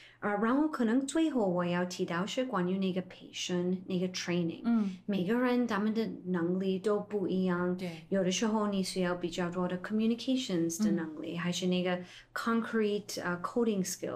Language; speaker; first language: Chinese; non-native, fluent; English